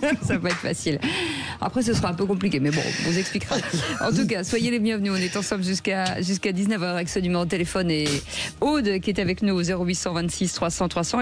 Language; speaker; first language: French; native; French